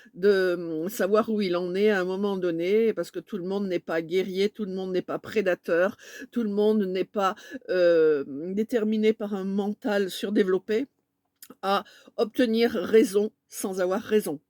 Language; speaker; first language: French; native; French